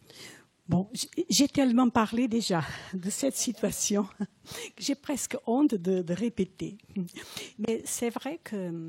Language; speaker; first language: French; non-native, fluent; Portuguese